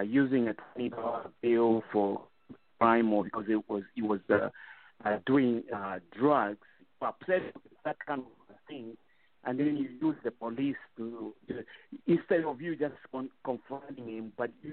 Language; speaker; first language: English; non-native, local second language; Bemba